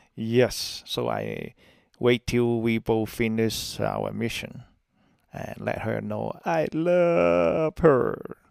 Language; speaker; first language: English; non-native, local second language; Cantonese